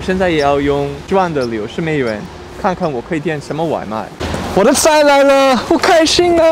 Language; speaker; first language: Chinese; non-native, fluent; English